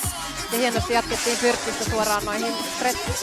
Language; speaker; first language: Finnish; native; Finnish